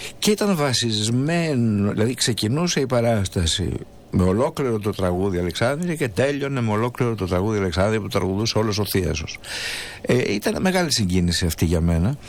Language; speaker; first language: Greek; native; Greek